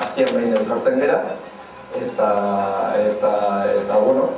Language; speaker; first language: Basque; native; Basque